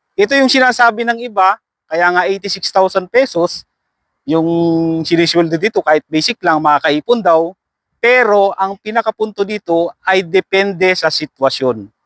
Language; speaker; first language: Filipino; native; Filipino